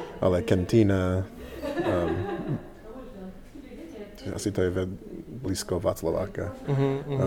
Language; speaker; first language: Czech; non-native, learner; English